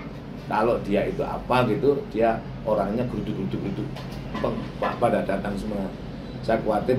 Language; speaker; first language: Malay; non-native, local second language; Javanese